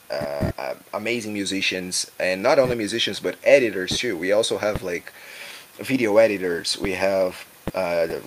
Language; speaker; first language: English; non-native, fluent; Portuguese